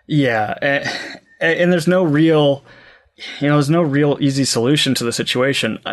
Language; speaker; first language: English; native; English